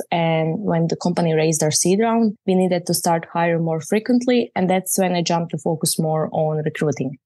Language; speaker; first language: English; non-native, fluent; Croatian